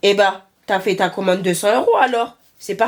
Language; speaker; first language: French; native; French